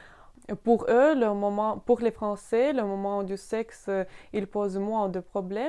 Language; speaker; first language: French; non-native, fluent; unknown